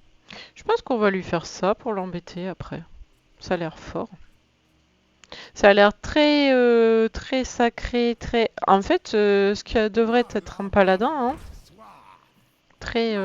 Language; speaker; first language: French; native; French